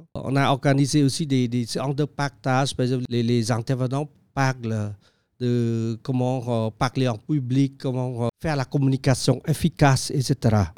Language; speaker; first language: French; non-native, fluent; Khmer